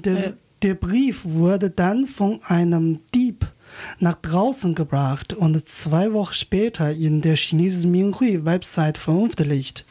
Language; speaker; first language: German; non-native, learner; Chinese